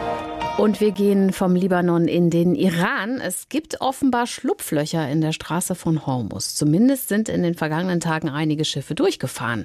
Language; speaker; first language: German; native; German